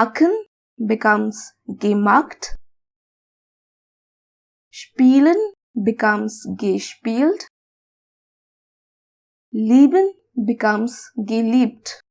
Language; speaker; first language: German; non-native, fluent; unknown